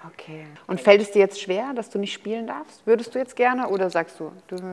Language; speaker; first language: German; native; German